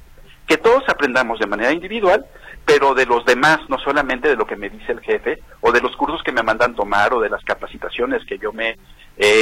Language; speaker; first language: Spanish; native; Spanish